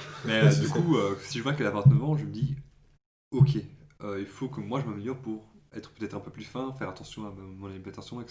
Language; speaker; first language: French; native; French